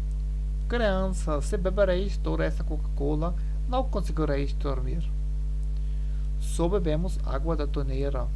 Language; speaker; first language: Portuguese; non-native, learner; German